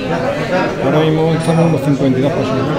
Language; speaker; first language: Spanish; native; Spanish